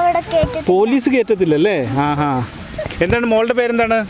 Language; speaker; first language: Malayalam; native; Malayalam